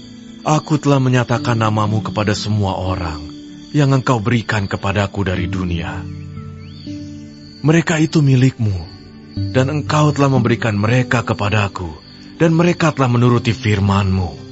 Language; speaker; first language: Indonesian; native; Indonesian